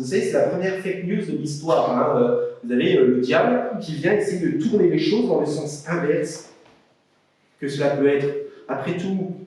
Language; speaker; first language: French; native; French